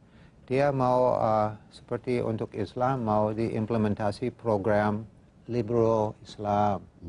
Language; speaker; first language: Indonesian; non-native, fluent; English